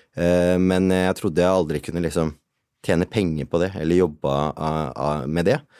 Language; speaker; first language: Norwegian; early bilingual, other home language; Punjabi